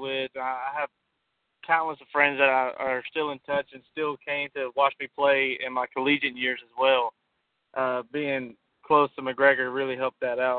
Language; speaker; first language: English; native; English